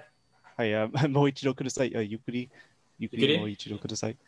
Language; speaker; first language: Japanese; non-native, learner; English